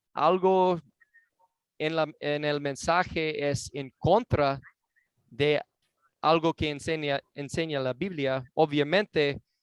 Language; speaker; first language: Spanish; non-native, fluent; English